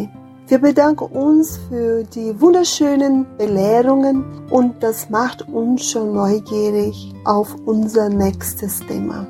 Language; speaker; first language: German; non-native, fluent; Portuguese